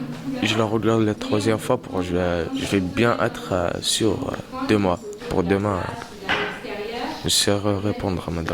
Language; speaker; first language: French; non-native, learner; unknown